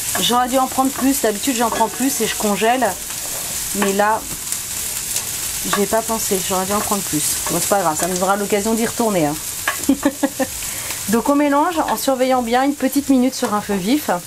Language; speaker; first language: French; native; French